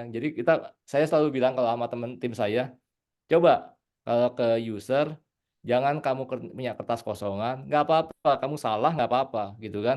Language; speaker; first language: Indonesian; native; Indonesian